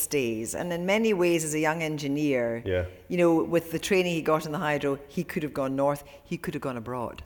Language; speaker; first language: English; native; English